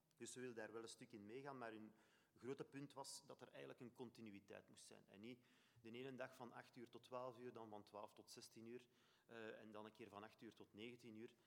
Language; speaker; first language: Dutch; native; Dutch